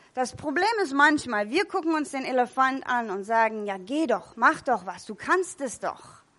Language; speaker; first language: German; non-native, fluent; English